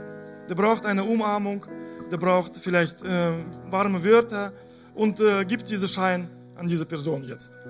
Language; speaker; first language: German; non-native, fluent; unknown